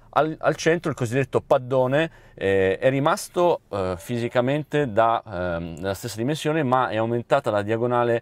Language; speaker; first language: Italian; native; Italian